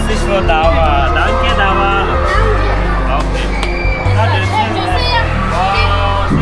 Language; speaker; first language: German; non-native, learner; Tibetan